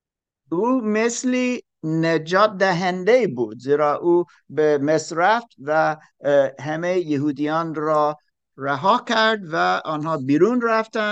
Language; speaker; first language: Persian; non-native, fluent; German